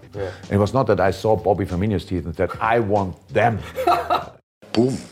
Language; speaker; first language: English; non-native, fluent; German